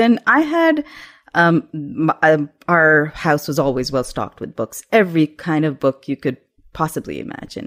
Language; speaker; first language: English; non-native, local second language; Urdu